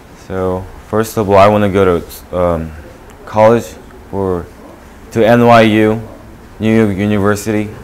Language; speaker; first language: English; non-native, learner; Korean